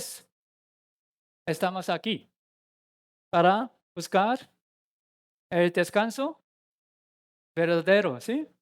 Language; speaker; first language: Spanish; non-native, learner; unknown